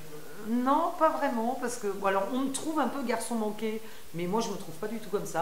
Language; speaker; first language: French; native; French